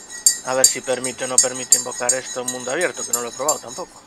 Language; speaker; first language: Spanish; native; Spanish